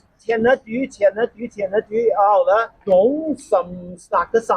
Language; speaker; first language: Norwegian; non-native, learner; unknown